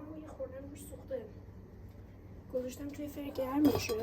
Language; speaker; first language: Persian; native; Persian